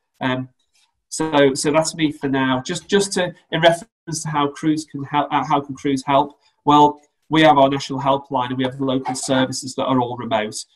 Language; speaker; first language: English; native; English